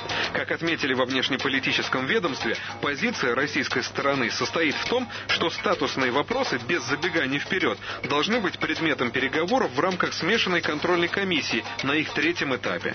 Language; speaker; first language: Russian; native; Russian